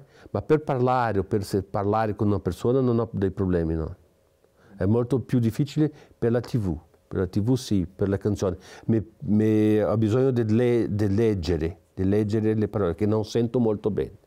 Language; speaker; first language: Italian; non-native, fluent; Portuguese